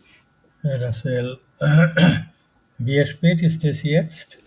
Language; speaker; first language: German; non-native, fluent; Bangla